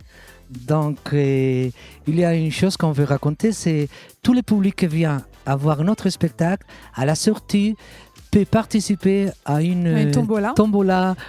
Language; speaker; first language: French; non-native, fluent; Catalan